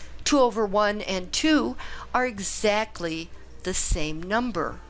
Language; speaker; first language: English; native; English